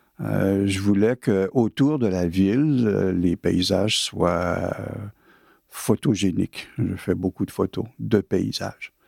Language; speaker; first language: French; native; French